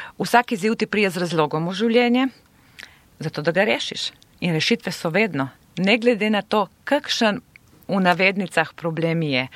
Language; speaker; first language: Slovenian; non-native, local second language; Serbian